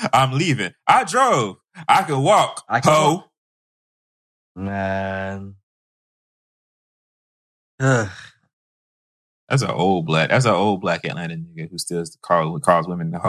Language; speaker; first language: English; native; English